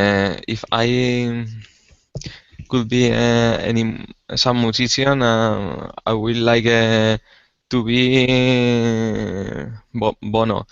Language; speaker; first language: English; non-native, learner; Spanish